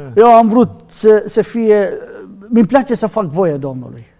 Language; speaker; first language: Romanian; non-native, learner; Arabic